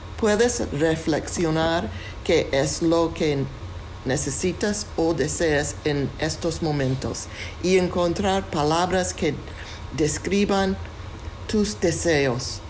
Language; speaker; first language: Spanish; non-native, fluent; English